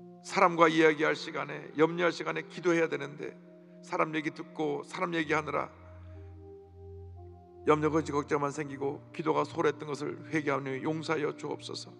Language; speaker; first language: Korean; native; Korean